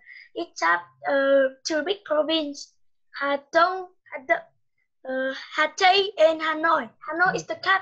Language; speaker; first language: English; non-native, learner; Vietnamese